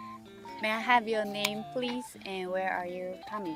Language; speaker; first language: English; non-native, fluent; Japanese